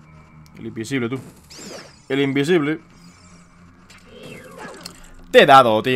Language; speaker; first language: Spanish; native; Spanish